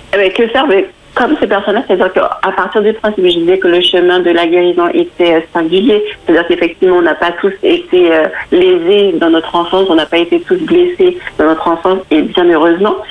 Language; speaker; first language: French; native; French